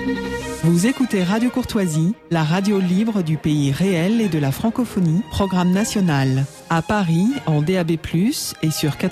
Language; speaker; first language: French; native; French